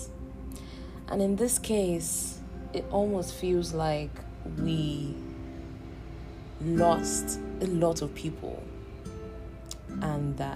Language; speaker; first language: English; non-native, local second language; Yoruba